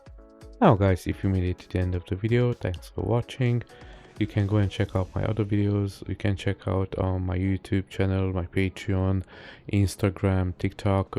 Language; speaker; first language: English; non-native, fluent; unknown